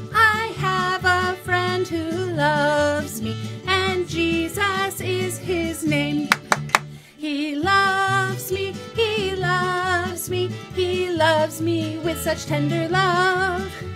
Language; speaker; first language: English; native; English